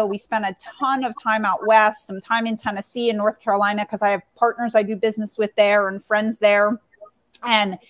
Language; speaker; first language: English; native; English